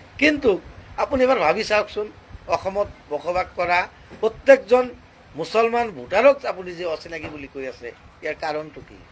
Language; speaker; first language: Assamese; non-native, local second language; Bangla